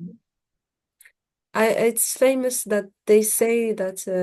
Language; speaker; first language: English; non-native, fluent; Arabic